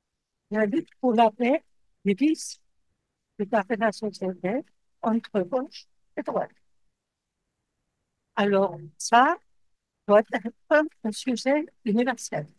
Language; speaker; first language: French; non-native, fluent; Spanish